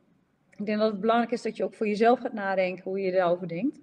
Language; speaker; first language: Dutch; native; Dutch